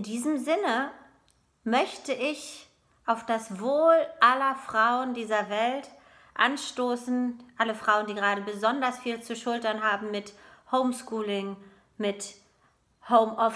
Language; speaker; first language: German; native; German